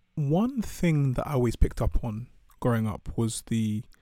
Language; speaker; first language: English; native; English